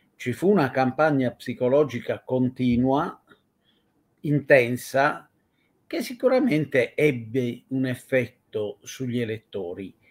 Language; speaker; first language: Italian; native; Italian